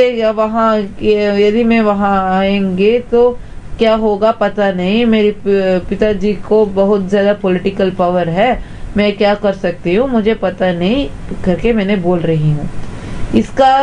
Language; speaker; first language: Hindi; non-native, local second language; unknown